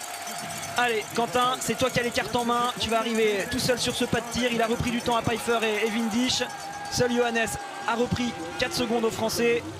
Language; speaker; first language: French; native; French